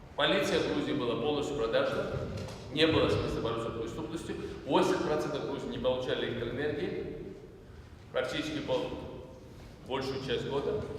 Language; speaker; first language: Russian; non-native, local second language; Georgian